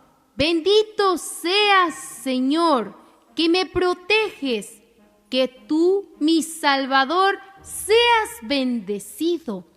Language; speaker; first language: Spanish; native; Spanish